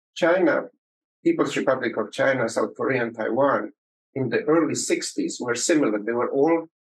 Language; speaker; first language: English; early bilingual, other home language; Romanian